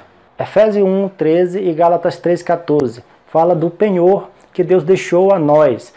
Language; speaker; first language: Portuguese; native; Portuguese